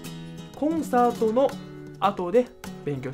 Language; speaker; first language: Japanese; non-native, fluent; Chinese